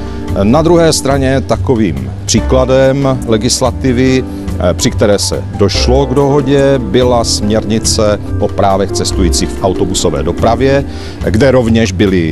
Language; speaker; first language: Czech; native; Czech